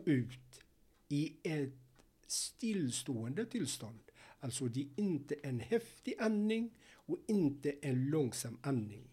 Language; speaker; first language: Swedish; non-native, fluent; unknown